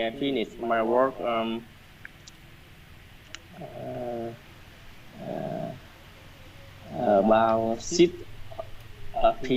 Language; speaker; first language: English; non-native, learner; Vietnamese